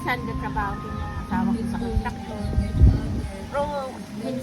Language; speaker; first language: Filipino; non-native, local second language; Cebuano